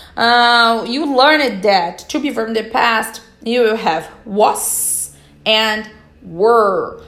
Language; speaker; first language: English; non-native, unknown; Portuguese